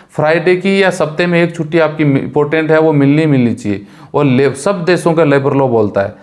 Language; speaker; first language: Hindi; native; Hindi